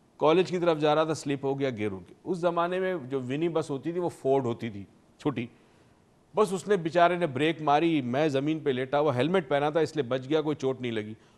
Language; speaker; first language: Urdu; native; Urdu